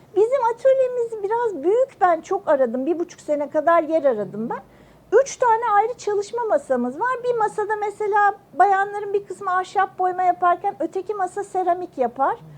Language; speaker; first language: Turkish; native; Turkish